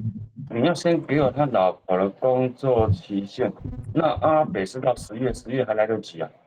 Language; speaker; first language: Chinese; native; Chinese